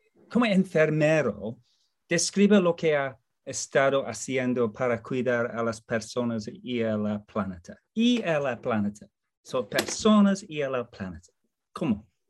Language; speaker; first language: Spanish; non-native, learner; English